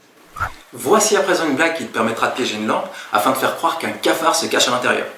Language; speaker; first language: French; native; French